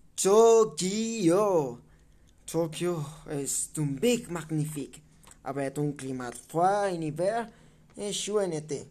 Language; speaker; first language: French; non-native, learner; English